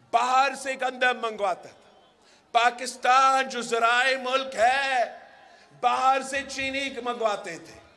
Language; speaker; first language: Urdu; early bilingual, heritage; Urdu